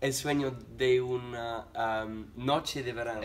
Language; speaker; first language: Spanish; non-native, learner; English